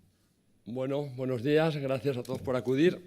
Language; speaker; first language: Spanish; native; Spanish